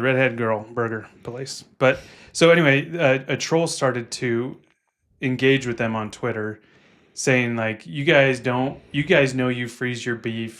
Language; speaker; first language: English; native; English